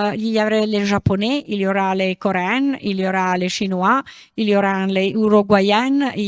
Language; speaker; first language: French; non-native, learner; Italian